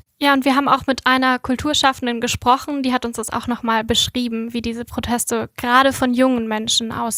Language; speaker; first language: German; native; German